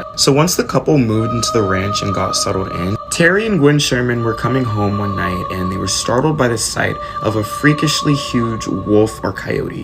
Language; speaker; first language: English; native; English